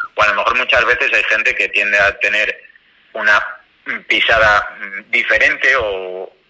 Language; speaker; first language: Spanish; native; Spanish